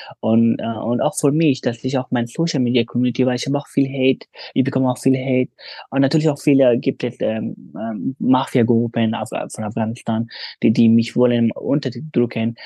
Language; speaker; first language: German; non-native, fluent; Pashto